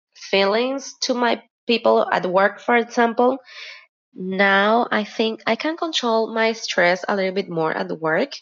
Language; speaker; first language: English; non-native, fluent; Spanish